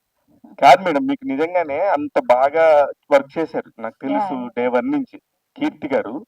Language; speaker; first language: Telugu; native; Telugu